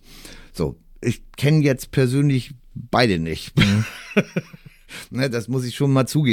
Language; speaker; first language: German; native; German